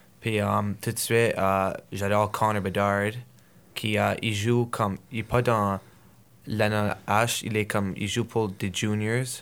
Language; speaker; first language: French; non-native, local second language; English